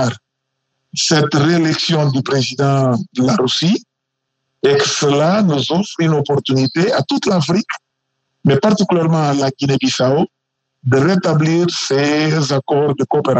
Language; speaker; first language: French; non-native, fluent; Portuguese